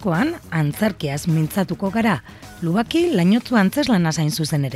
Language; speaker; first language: Basque; native; Basque